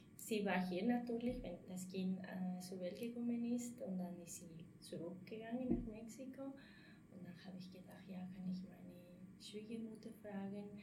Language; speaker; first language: German; non-native, fluent; Spanish